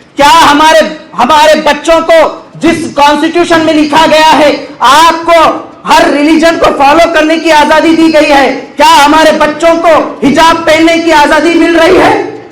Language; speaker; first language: Hindi; non-native, local second language; Urdu